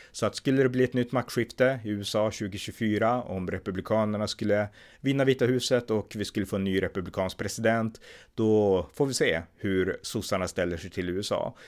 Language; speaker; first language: Swedish; native; Swedish